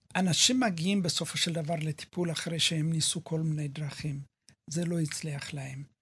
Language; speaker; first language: Hebrew; early bilingual, other home language; Amharic